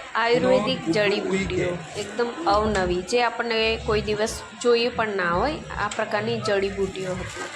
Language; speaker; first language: Gujarati; non-native, local second language; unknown